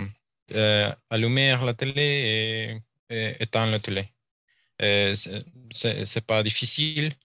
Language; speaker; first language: French; non-native, learner; Spanish